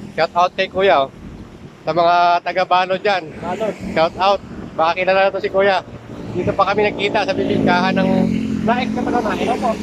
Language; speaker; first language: Filipino; non-native, local second language; Masbatenyo